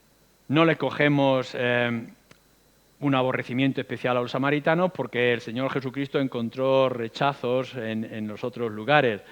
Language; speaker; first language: Spanish; native; Spanish